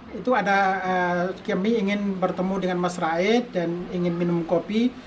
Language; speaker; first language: Indonesian; native; Indonesian